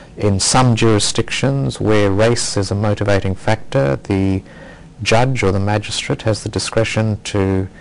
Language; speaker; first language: English; native; English